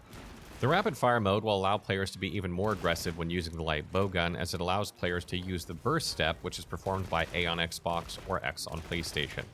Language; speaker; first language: English; native; English